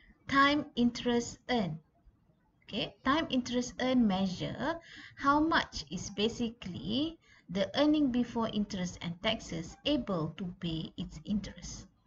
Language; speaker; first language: English; non-native, local second language; Malay